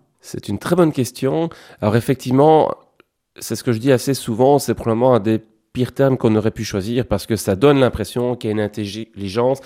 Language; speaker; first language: French; native; French